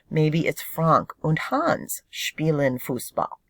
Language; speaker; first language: German; non-native, fluent; English